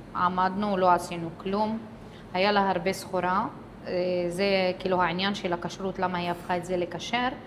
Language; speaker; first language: Hebrew; non-native, local second language; Arabic